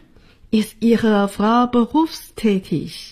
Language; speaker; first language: German; non-native, fluent; Chinese